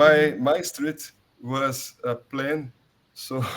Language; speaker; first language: English; non-native, learner; Portuguese